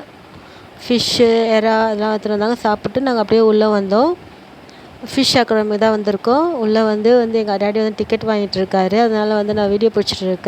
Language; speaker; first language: Tamil; native; Tamil